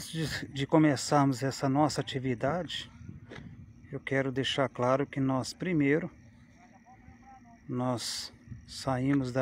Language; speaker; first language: Portuguese; native; Portuguese